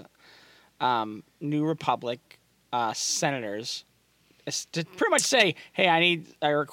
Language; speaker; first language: English; native; English